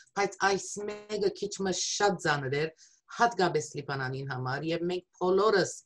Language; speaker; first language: Armenian; early bilingual, heritage; Armenian